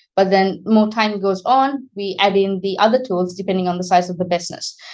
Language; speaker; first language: English; non-native, local second language; Sinhala